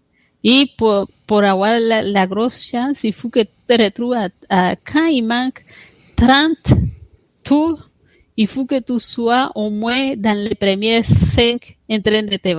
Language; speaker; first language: French; non-native, fluent; Spanish